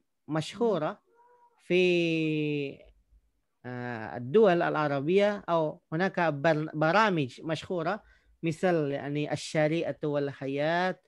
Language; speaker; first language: Arabic; non-native, fluent; Indonesian